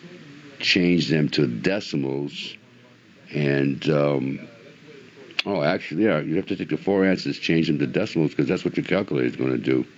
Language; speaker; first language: English; native; English